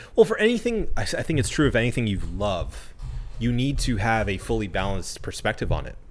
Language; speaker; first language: English; early bilingual, other home language; Spanish